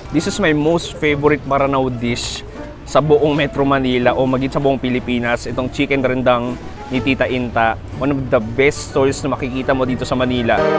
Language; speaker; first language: Filipino; native; Filipino